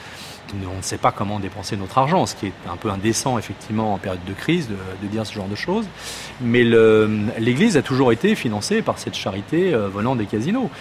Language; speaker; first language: French; native; French